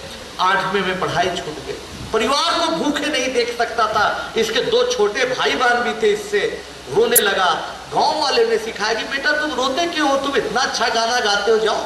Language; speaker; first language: Hindi; native; Hindi